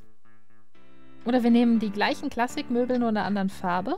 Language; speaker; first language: German; native; German